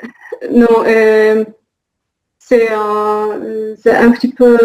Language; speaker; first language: French; non-native, learner; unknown